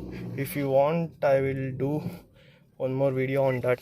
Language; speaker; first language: English; non-native, local second language; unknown